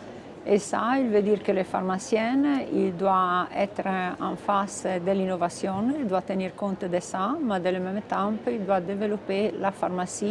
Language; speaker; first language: French; non-native, fluent; Italian